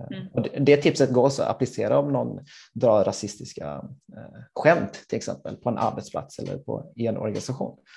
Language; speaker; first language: Swedish; native; Swedish